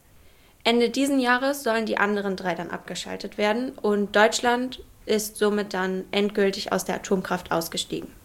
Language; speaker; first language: German; native; German